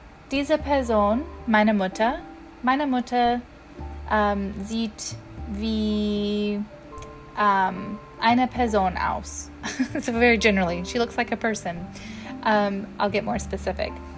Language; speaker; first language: German; non-native, fluent; English